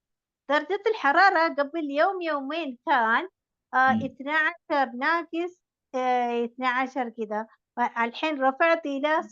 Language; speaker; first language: Arabic; non-native, learner; Malayalam